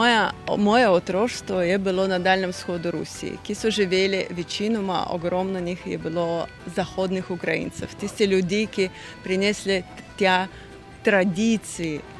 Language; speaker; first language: Slovenian; non-native, fluent; Russian